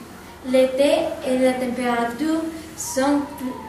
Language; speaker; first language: French; non-native, learner; Spanish